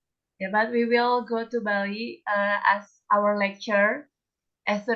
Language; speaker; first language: English; non-native, learner; Indonesian